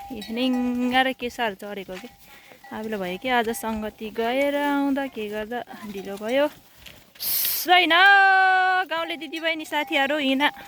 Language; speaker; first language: Nepali; non-native, local second language; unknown